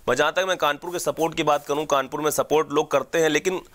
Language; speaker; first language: Hindi; native; Hindi